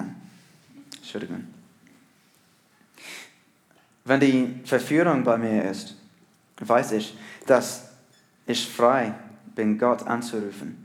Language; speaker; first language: German; non-native, learner; English